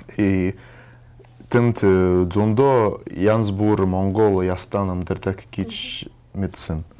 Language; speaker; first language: Mongolian; non-native, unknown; Russian